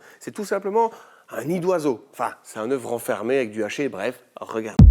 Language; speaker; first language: French; native; French